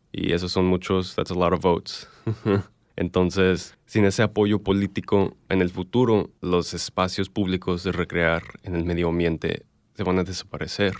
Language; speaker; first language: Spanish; early bilingual, heritage; English